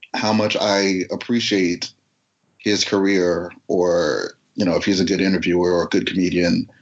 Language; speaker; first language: English; native; English